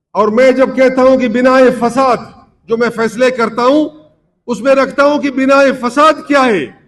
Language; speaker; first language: Urdu; non-native, local second language; Baluchi